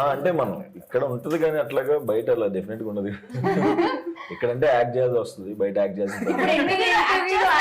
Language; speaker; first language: Telugu; native; Telugu